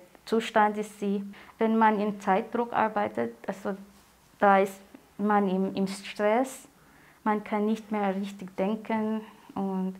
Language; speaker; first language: German; non-native, fluent; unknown